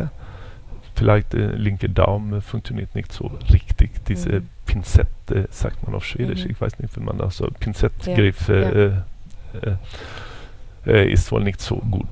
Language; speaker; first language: German; non-native, fluent; Swedish